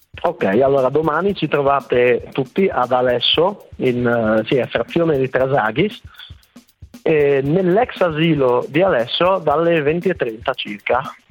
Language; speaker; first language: Italian; native; Italian